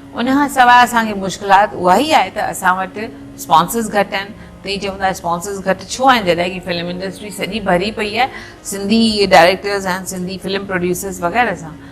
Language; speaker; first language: Sindhi; native; Sindhi